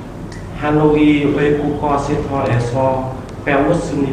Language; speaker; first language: Korean; non-native, learner; Vietnamese